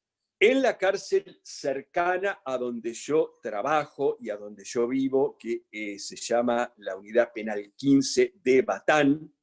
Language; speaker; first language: Spanish; native; Spanish